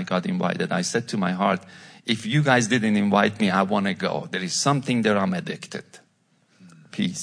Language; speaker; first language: English; non-native, fluent; Persian